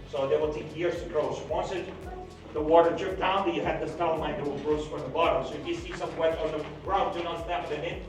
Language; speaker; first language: English; non-native, fluent; Papiamento